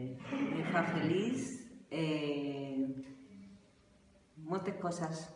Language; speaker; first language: Catalan; non-native, learner; Spanish